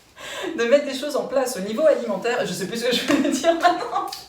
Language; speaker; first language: French; native; French